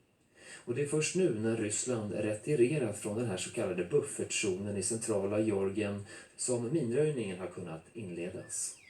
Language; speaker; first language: Swedish; native; Swedish